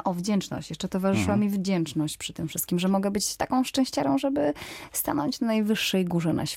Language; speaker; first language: Polish; native; Polish